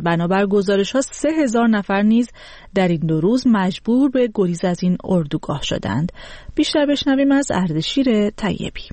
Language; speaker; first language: Persian; native; Persian